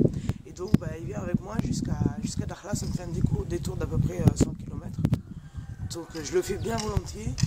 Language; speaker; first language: French; native; French